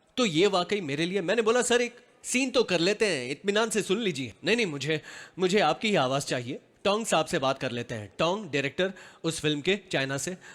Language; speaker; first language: Hindi; non-native, local second language; Gujarati